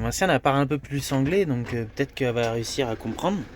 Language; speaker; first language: French; native; French